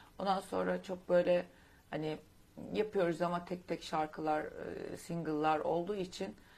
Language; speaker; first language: Turkish; native; Turkish